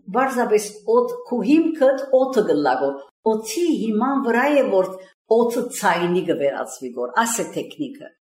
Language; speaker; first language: Armenian; early bilingual, heritage; Armenian